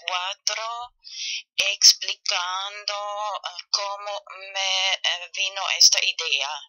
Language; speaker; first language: Spanish; non-native, learner; German